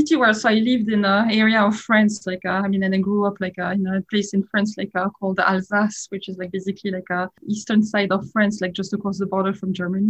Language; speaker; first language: English; non-native, fluent; French